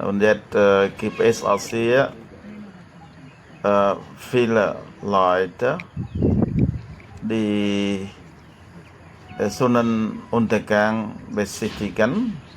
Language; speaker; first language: German; non-native, fluent; Khmer